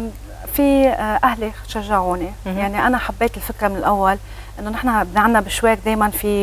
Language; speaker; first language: Arabic; native; Arabic